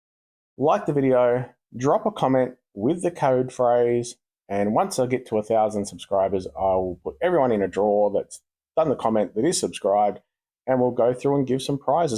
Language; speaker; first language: English; native; English